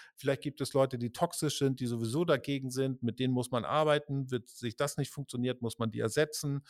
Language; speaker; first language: German; native; German